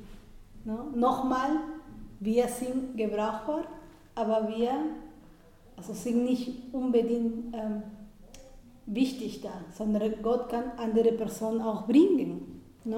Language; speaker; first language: German; non-native, fluent; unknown